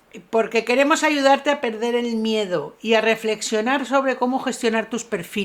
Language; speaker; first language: Spanish; native; Spanish